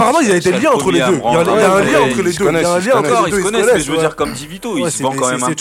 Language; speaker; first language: French; native; French